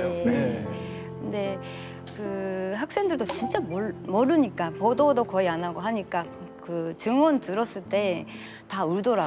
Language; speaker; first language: Korean; non-native, fluent; Japanese